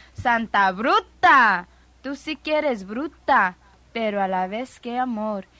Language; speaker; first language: Spanish; early bilingual, heritage; Spanish